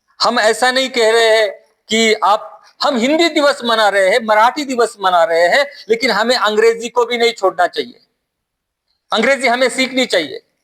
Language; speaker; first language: Hindi; non-native, local second language; Marathi